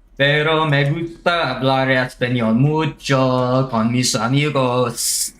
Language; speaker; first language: Spanish; non-native, learner; English